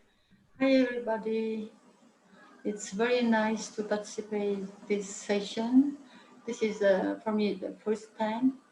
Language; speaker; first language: English; non-native, learner; Mongolian